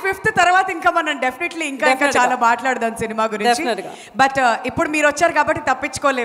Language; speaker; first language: Telugu; native; Telugu